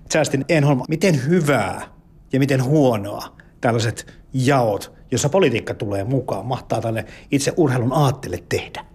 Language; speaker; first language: Finnish; native; Finnish